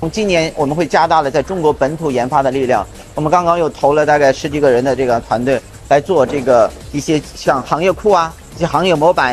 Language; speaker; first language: Chinese; native; Chinese